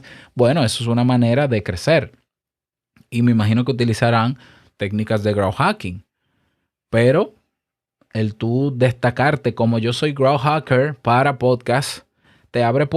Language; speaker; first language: Spanish; native; Spanish